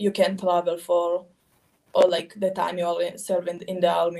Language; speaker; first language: English; non-native, fluent; Hebrew